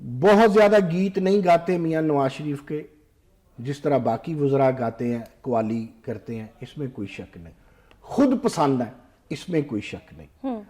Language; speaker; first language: Urdu; non-native, local second language; Punjabi